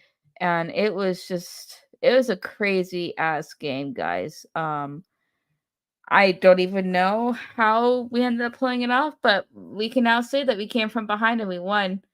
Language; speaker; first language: English; native; English